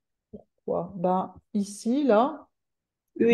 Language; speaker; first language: French; native; French